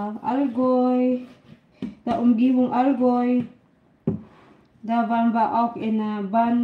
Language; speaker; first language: German; non-native, learner; Filipino